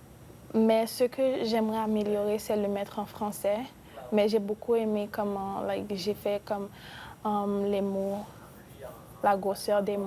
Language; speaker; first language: French; non-native, local second language; Spanish